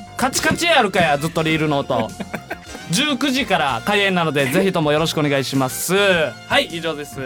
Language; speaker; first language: Japanese; native; Japanese